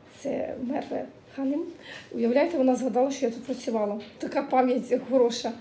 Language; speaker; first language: Ukrainian; native; Ukrainian